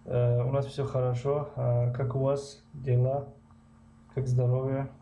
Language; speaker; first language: Russian; non-native, learner; Persian